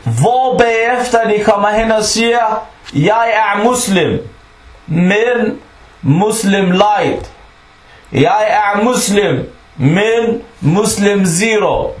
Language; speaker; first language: Danish; non-native, fluent; Arabic